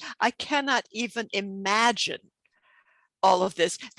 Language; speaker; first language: English; native; English